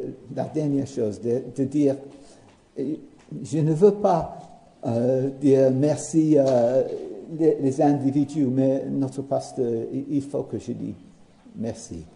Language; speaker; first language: French; non-native, learner; English